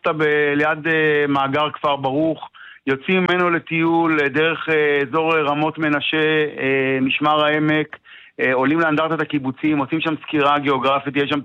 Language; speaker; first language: Hebrew; native; Hebrew